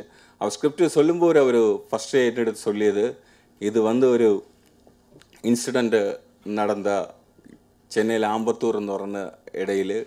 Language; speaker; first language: Tamil; non-native, learner; Malayalam